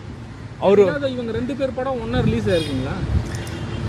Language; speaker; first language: Tamil; native; Tamil